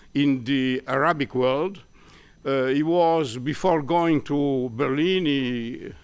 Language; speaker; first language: English; non-native, fluent; Italian